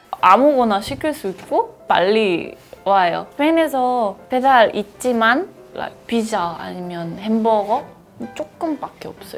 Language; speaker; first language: Korean; non-native, fluent; Spanish